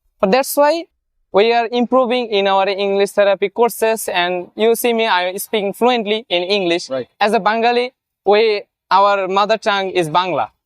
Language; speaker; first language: English; non-native, learner; Bangla